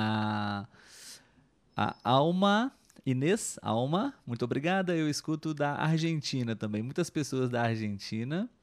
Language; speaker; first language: Portuguese; non-native, learner; Spanish